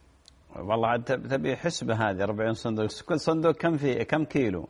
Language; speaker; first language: Arabic; native; Arabic